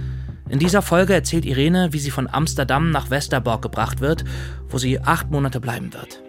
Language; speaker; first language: German; native; German